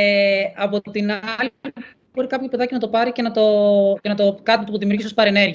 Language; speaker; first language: Greek; native; Greek